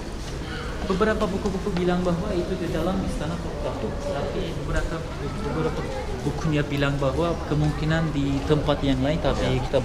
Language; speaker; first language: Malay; non-native, fluent; Turkish